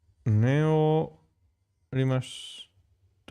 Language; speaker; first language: Japanese; non-native, learner; Greek